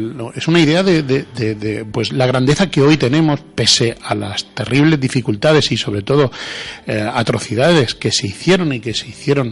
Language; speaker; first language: Spanish; native; Spanish